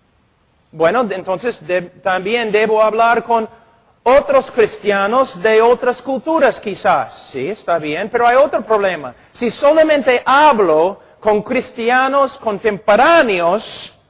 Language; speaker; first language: Spanish; non-native, fluent; English